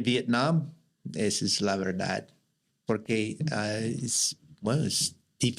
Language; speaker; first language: Spanish; non-native, learner; English